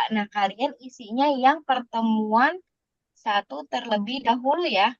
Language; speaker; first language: Indonesian; native; Indonesian